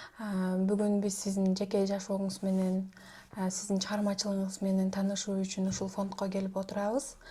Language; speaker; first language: Kyrgyz; native; Kyrgyz